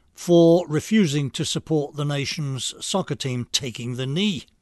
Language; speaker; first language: English; native; English